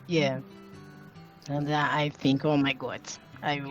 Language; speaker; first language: English; non-native, learner; Portuguese